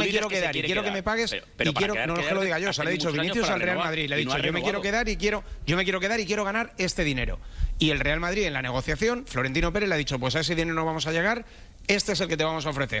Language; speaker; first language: Spanish; native; Spanish